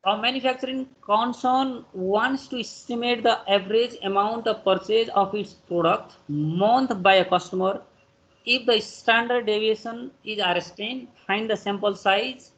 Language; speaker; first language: English; non-native, local second language; Nepali